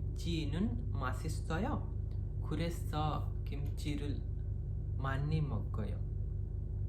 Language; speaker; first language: Korean; non-native, learner; Hindi